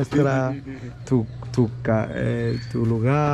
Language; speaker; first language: Spanish; non-native, learner; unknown